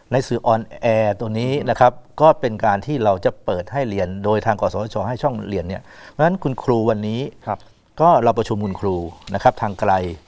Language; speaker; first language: Thai; native; Thai